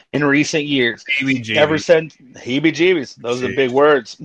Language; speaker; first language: English; native; English